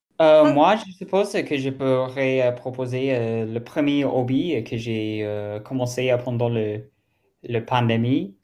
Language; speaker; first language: French; non-native, learner; German